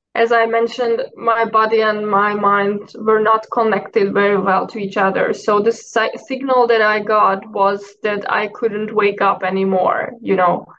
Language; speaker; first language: English; non-native, fluent; Hungarian